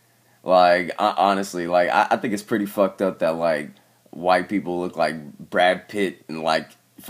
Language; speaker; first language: English; native; English